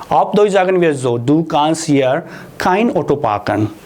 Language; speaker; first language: German; non-native, fluent; Hindi